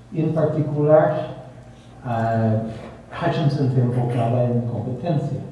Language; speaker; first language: Spanish; non-native, fluent; English